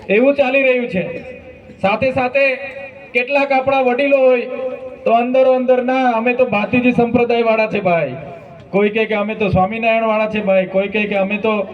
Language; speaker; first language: Gujarati; non-native, local second language; Vasavi